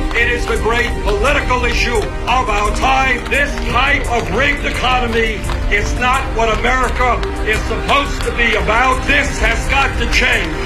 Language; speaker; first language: English; native; English